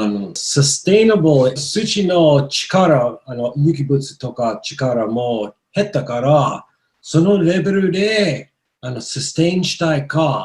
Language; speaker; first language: Japanese; non-native, learner; English